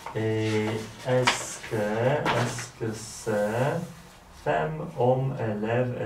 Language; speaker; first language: French; non-native, learner; Polish